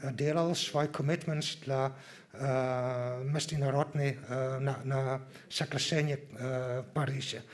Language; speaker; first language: Russian; non-native, learner; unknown